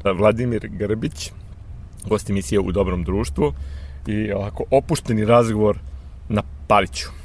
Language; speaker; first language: Serbian; native; Serbian